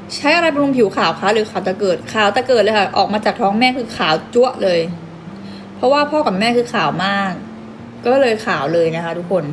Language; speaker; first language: Thai; native; Thai